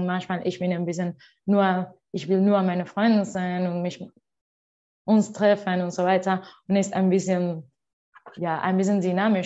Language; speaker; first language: German; non-native, learner; Spanish